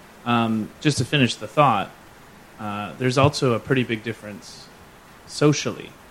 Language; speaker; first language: English; native; English